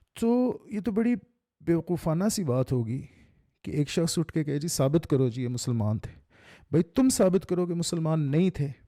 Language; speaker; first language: Urdu; native; Urdu